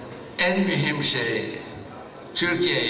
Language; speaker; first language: Turkish; early bilingual, heritage; Turkish